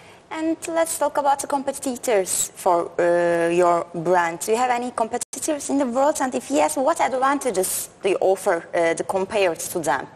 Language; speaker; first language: English; non-native, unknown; Turkish